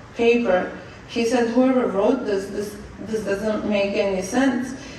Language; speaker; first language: English; non-native, fluent; Russian